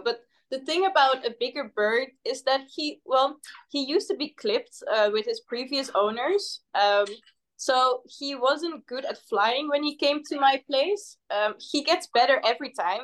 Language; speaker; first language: English; non-native, fluent; Dutch